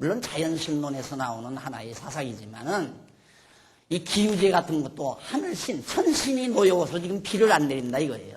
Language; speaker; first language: Korean; native; Korean